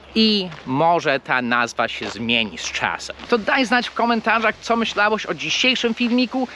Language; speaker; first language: Polish; non-native, fluent; English